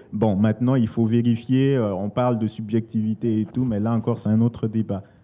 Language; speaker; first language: French; non-native, local second language; Sango